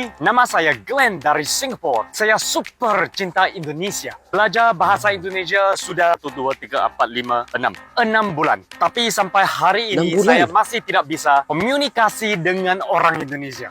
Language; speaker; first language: Indonesian; non-native, learner; English